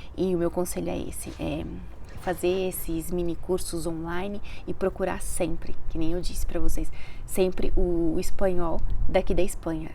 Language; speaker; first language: Portuguese; native; Portuguese